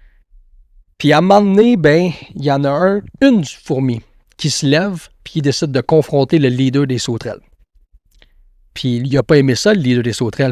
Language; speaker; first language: French; native; French